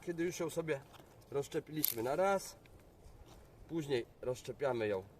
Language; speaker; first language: Polish; native; Polish